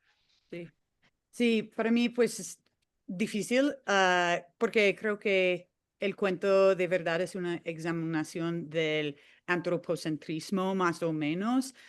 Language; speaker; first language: Spanish; non-native, fluent; English